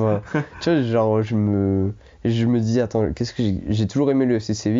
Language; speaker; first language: French; native; French